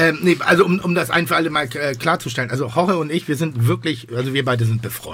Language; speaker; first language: German; native; German